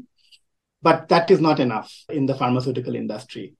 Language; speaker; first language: English; non-native, local second language; Bangla